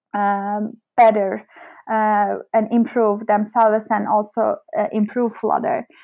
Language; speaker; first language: English; non-native, fluent; Turkish